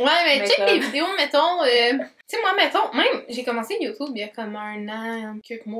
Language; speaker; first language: French; native; French